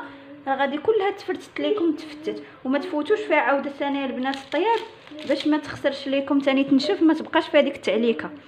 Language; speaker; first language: Arabic; native; Arabic